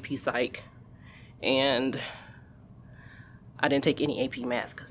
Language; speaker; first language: English; native; English